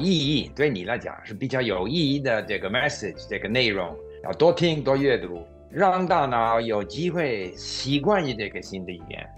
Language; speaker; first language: Chinese; non-native, fluent; English